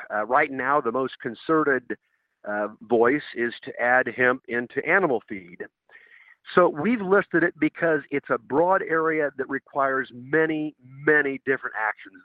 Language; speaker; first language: English; native; English